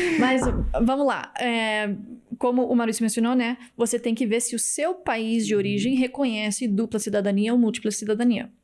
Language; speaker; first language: Portuguese; native; Portuguese